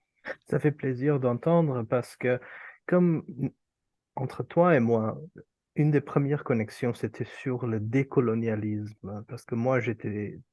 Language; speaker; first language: French; non-native, fluent; Urdu